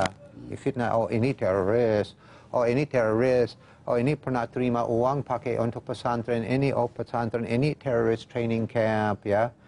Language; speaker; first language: Indonesian; non-native, fluent; English